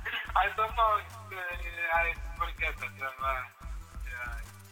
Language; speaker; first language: English; non-native, learner; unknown